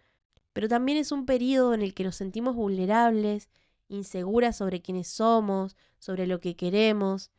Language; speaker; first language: Spanish; native; Spanish